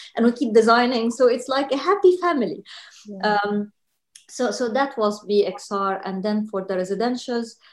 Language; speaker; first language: English; non-native, fluent; Arabic